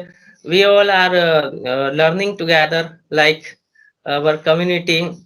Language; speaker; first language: English; non-native, learner; Hindi